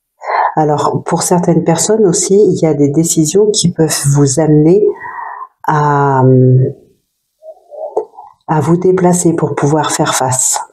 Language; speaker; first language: French; native; French